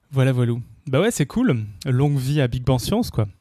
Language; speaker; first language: French; native; French